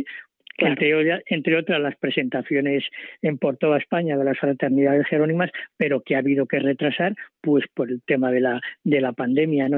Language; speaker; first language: Spanish; native; Spanish